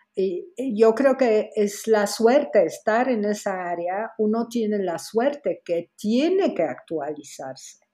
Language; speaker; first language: Spanish; non-native, fluent; Polish